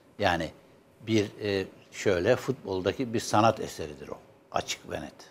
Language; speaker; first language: Turkish; native; Turkish